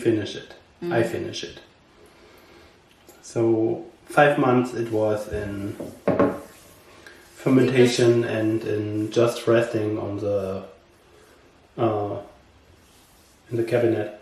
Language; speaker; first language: English; non-native, learner; German